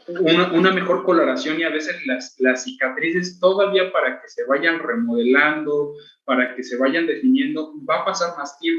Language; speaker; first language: Spanish; native; Spanish